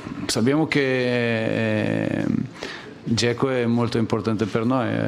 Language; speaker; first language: Italian; non-native, learner; Portuguese